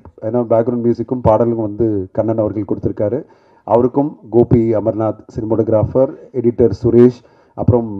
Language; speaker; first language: Tamil; native; Tamil